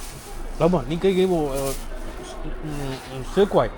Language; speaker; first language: Chinese; non-native, learner; Sinhala